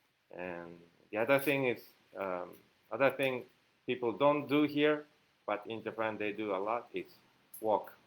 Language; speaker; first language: English; non-native, fluent; Japanese